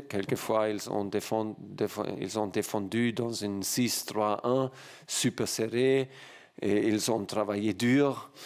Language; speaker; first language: French; non-native, learner; German